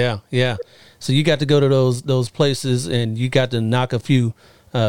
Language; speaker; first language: English; native; English